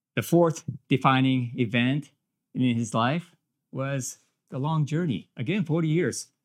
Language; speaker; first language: English; non-native, fluent; Japanese